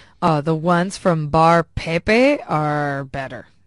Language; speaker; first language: English; non-native, fluent; Spanish